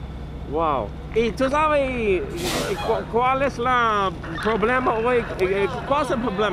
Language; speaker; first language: Spanish; non-native, learner; English